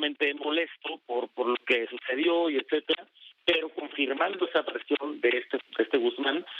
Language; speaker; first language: Spanish; native; Spanish